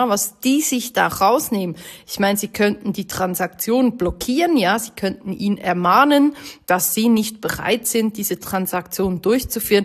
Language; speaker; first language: German; native; German